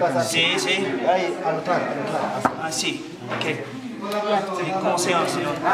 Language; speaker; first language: Spanish; non-native, learner; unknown